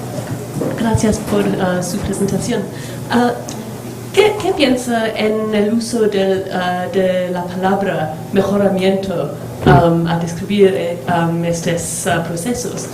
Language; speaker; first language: Spanish; non-native, learner; English